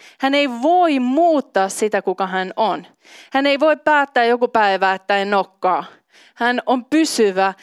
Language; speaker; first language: Finnish; native; Finnish